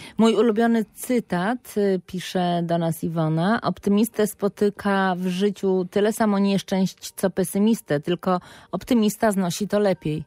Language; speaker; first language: Polish; native; Polish